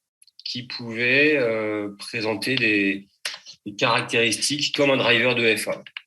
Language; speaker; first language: French; native; French